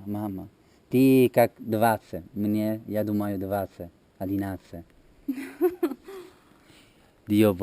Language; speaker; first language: Russian; non-native, learner; Italian